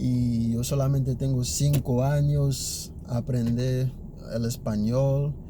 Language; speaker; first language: Spanish; early bilingual, other home language; Haitian Creole